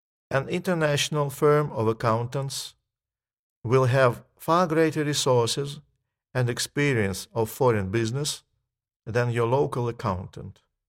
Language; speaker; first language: English; non-native, fluent; Russian